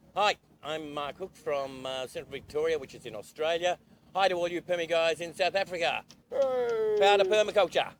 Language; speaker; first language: English; native; English